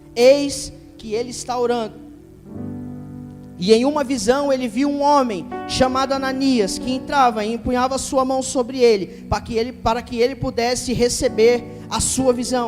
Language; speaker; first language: Portuguese; native; Portuguese